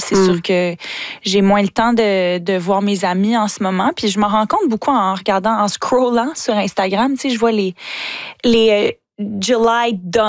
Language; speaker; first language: French; native; French